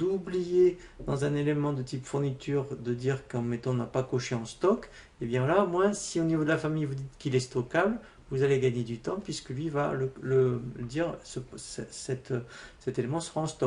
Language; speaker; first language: French; native; French